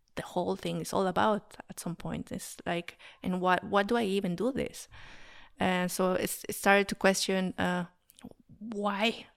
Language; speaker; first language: English; non-native, fluent; Spanish